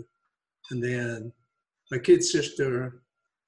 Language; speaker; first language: English; native; English